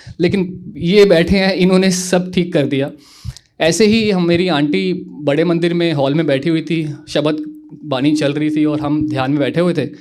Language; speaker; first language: Hindi; native; Hindi